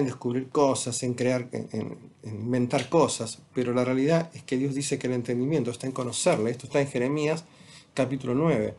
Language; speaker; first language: Spanish; native; Spanish